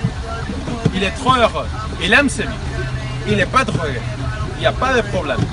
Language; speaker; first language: French; non-native, learner; Spanish